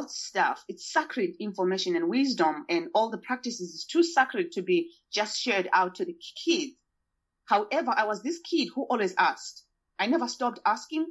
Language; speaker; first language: English; non-native, local second language; Shona